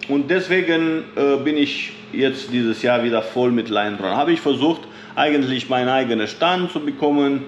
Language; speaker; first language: German; non-native, fluent; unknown